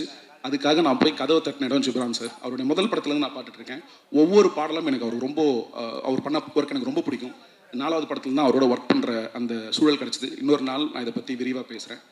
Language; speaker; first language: Tamil; native; Tamil